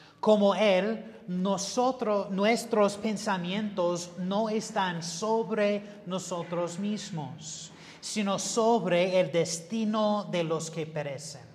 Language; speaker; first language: Spanish; non-native, learner; English